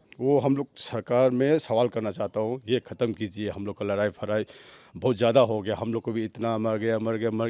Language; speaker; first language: Hindi; non-native, local second language; Manipuri